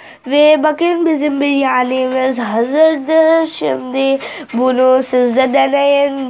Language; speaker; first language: Turkish; non-native, learner; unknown